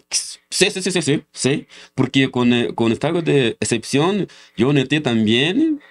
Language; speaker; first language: Spanish; non-native, learner; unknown